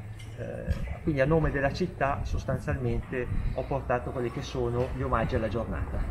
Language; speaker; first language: Italian; native; Italian